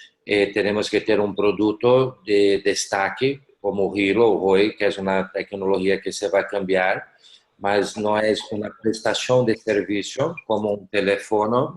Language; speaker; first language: Portuguese; non-native, learner; Spanish